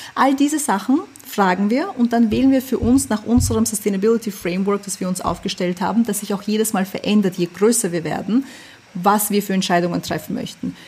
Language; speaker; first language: German; early bilingual, other home language; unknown